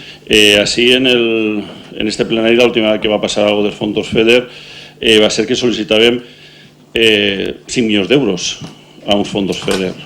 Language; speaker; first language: Catalan; native; Catalan